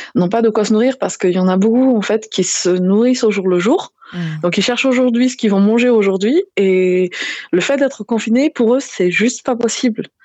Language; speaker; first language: French; non-native, local second language; Malagasy